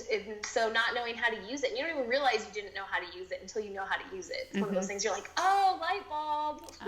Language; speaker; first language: English; native; English